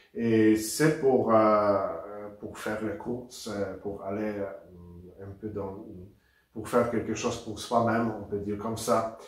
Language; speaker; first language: French; non-native, fluent; Polish